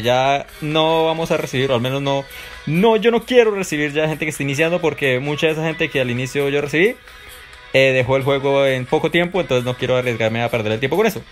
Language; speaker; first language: Spanish; native; Spanish